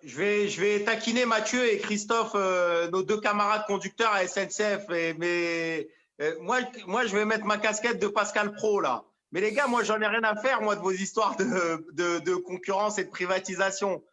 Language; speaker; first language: French; native; French